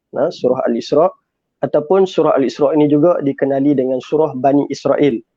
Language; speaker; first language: Malay; native; Malay